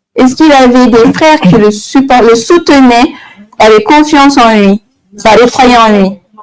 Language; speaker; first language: French; native; French